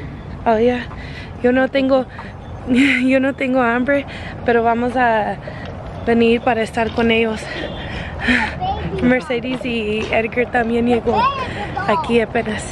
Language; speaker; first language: Spanish; early bilingual, heritage; English